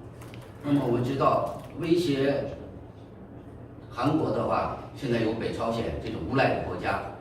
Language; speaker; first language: Chinese; native; Chinese